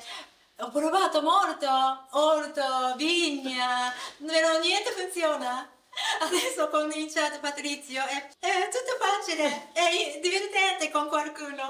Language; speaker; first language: Italian; non-native, learner; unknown